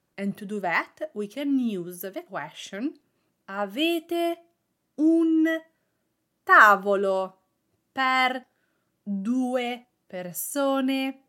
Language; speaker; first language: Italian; native; Italian